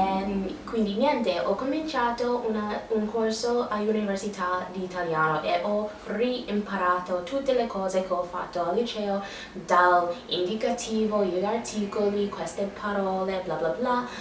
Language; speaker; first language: Italian; non-native, learner; English